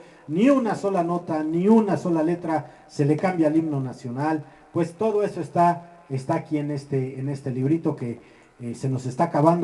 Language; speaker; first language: Spanish; native; Spanish